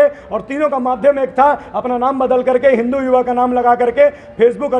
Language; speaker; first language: Hindi; native; Hindi